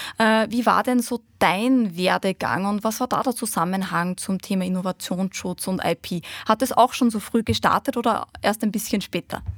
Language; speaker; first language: German; native; German